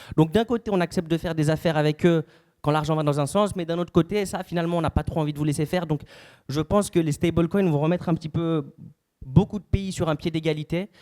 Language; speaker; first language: French; native; French